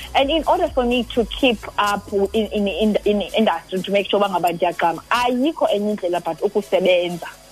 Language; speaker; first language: English; non-native, local second language; Xhosa